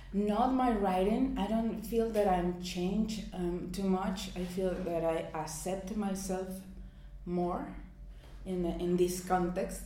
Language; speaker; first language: English; non-native, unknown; Spanish